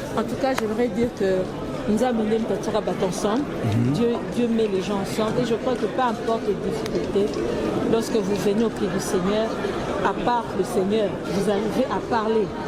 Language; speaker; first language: French; non-native, local second language; Lingala